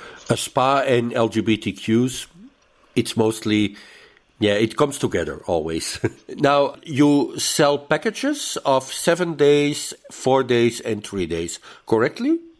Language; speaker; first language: English; non-native, fluent; Dutch